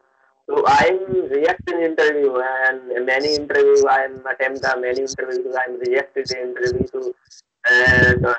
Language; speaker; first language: English; non-native, learner; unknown